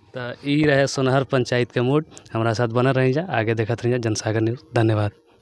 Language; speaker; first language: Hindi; native; Hindi